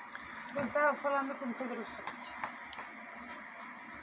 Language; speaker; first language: Portuguese; non-native, fluent; Spanish